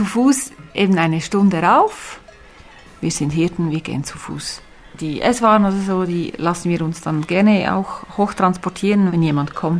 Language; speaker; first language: German; native; German